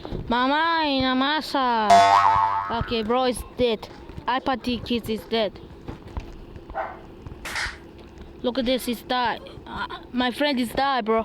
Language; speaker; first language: English; non-native, learner; Mongolian